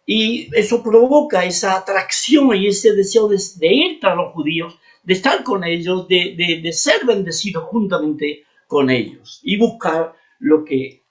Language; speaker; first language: Spanish; native; Spanish